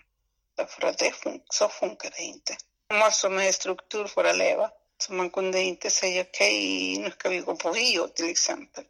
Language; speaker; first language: Swedish; non-native, fluent; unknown